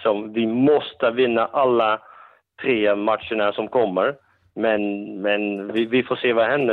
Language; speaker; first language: Swedish; non-native, fluent; Dutch